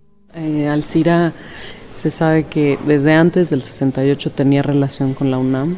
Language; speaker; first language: Spanish; native; Spanish